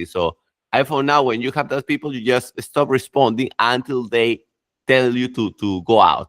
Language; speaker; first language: English; non-native, fluent; Spanish